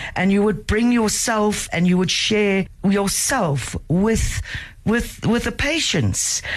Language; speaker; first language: English; native; English